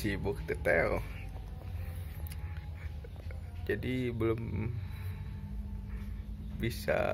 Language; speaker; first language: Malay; non-native, local second language; Sundanese